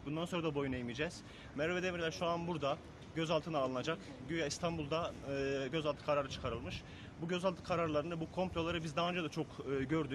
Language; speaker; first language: Turkish; native; Turkish